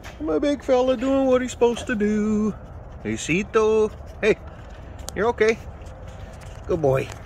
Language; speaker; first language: English; native; English